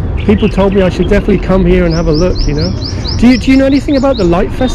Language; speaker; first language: English; native; English